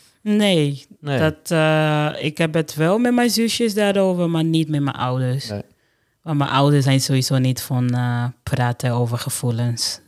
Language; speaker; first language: Dutch; non-native, fluent; Portuguese